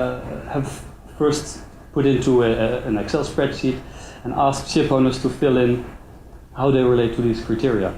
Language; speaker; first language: English; non-native, fluent; Dutch